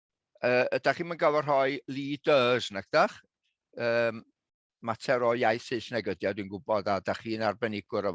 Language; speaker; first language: Welsh; native; Welsh